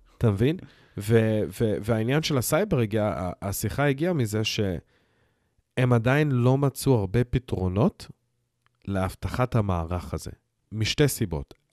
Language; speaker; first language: Hebrew; early bilingual, heritage; Hebrew